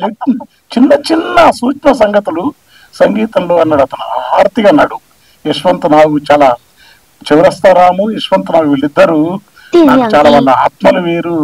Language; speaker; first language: Telugu; native; Telugu